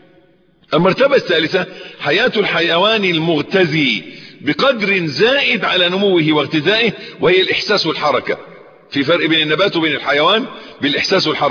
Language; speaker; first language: Arabic; native; Arabic